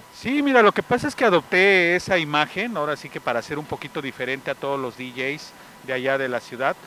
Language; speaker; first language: Spanish; native; Spanish